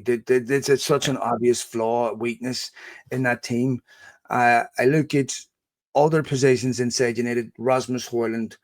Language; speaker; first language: English; native; English